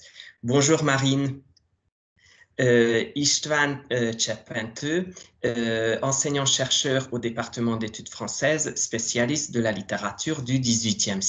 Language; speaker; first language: French; non-native, fluent; Hungarian